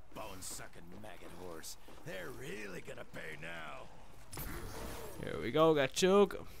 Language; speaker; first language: English; native; English